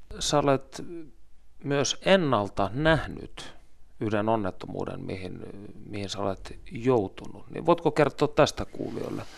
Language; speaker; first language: Finnish; native; Finnish